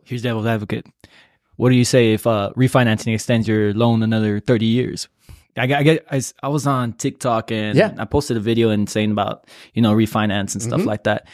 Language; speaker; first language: English; native; English